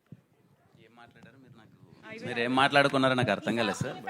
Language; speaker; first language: Telugu; native; Telugu